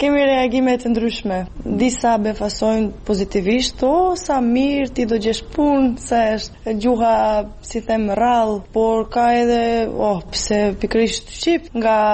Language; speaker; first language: Albanian; non-native, fluent; Serbian